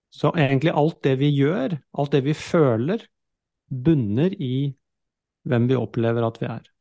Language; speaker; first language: Norwegian; native; Norwegian